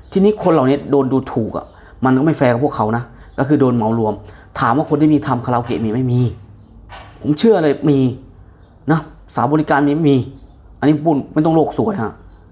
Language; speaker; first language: Thai; native; Thai